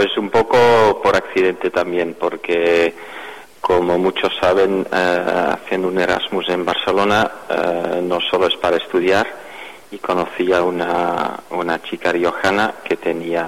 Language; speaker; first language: Spanish; non-native, fluent; Dutch